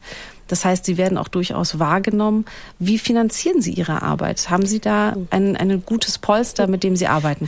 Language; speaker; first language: German; native; German